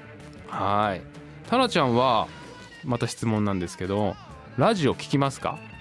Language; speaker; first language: Japanese; native; Japanese